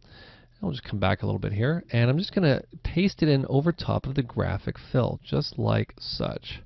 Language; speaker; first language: English; native; English